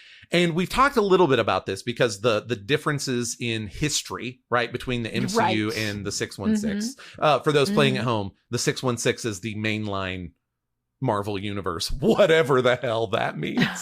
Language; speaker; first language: English; native; English